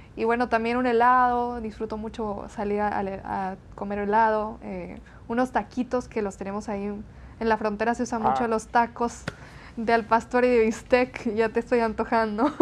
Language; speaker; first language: Spanish; native; Spanish